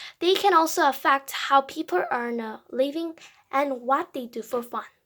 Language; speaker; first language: English; non-native, fluent; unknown